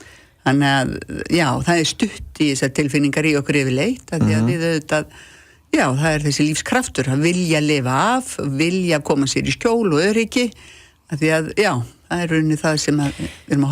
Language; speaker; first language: Icelandic; native; Icelandic